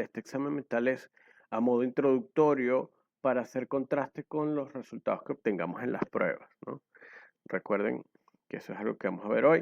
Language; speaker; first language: Spanish; native; Spanish